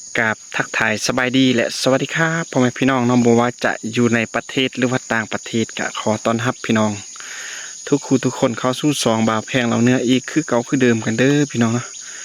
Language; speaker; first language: Lao; non-native, local second language; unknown